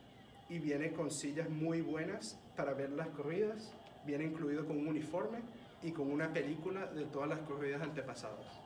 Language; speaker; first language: Spanish; early bilingual, heritage; Spanish